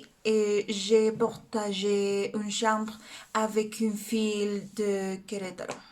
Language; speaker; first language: French; non-native, learner; Spanish